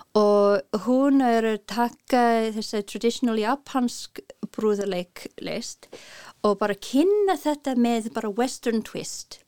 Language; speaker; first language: Icelandic; non-native, learner; English